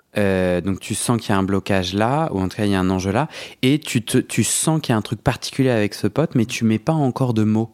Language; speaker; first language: French; native; French